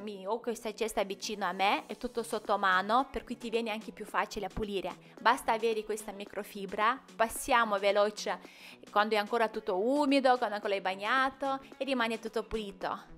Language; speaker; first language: Italian; non-native, fluent; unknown